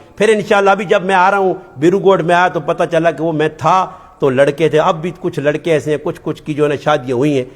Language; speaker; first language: Urdu; non-native, local second language; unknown